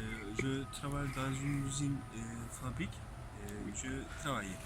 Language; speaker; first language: French; non-native, learner; Turkish